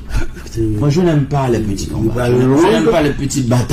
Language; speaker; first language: French; non-native, local second language; Haitian Creole